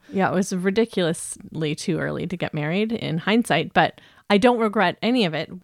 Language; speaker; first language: English; native; English